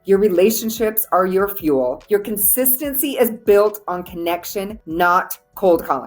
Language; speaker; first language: English; native; English